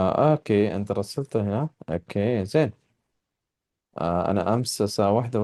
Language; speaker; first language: Arabic; non-native, fluent; Urdu